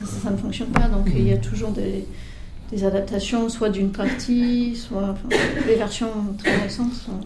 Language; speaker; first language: French; native; French